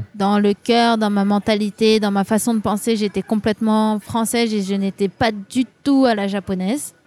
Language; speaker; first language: French; native; French